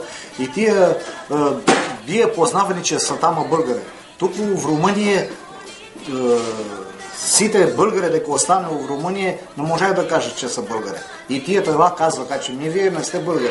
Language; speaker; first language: Bulgarian; early bilingual, heritage; Bulgarian